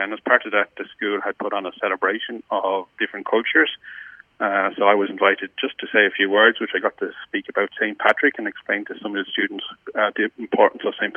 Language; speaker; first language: English; native; English